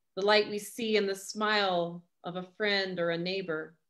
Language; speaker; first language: English; native; English